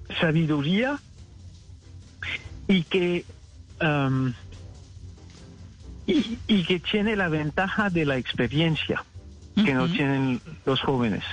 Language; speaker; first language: Spanish; non-native, fluent; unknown